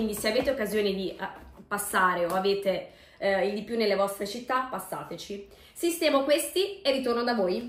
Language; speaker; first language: Italian; native; Italian